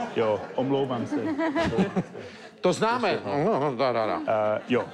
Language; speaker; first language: Czech; non-native, learner; English